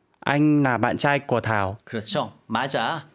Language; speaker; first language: Vietnamese; non-native, fluent; Korean